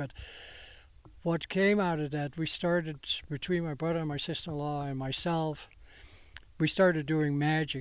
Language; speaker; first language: English; non-native, fluent; Dutch